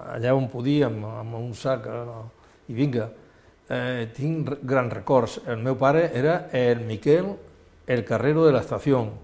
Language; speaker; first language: Catalan; non-native, local second language; Spanish